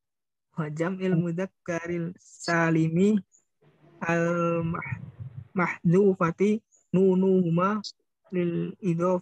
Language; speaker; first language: Arabic; non-native, learner; Indonesian